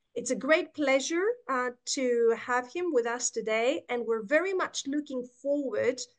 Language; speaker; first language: English; non-native, fluent; Greek